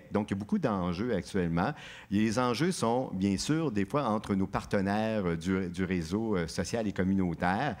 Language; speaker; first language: French; native; French